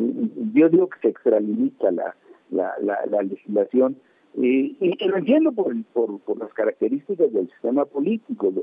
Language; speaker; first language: Spanish; native; Spanish